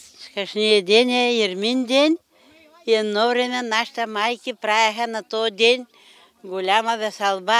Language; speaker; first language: Bulgarian; native; Bulgarian